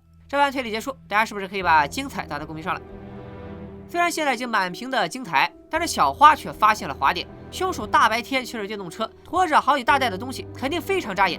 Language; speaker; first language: Chinese; native; Chinese